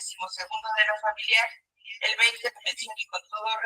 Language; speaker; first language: Spanish; native; Spanish